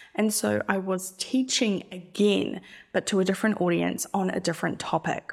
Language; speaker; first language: English; native; English